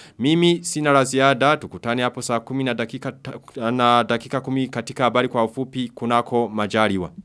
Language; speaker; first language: Swahili; non-native, local second language; Rundi